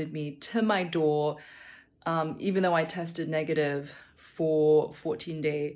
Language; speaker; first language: English; non-native, local second language; Cantonese